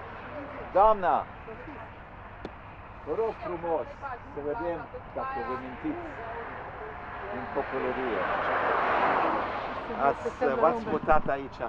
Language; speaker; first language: Romanian; non-native, local second language; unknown